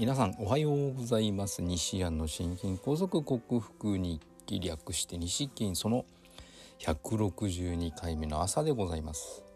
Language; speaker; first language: Japanese; native; Japanese